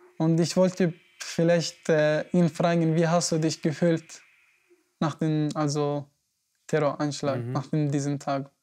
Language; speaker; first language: German; non-native, learner; Arabic